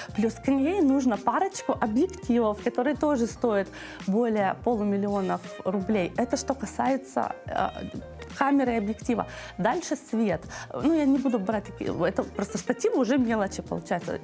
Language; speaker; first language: Russian; native; Russian